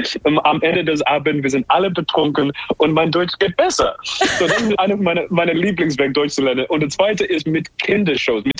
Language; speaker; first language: German; non-native, learner; English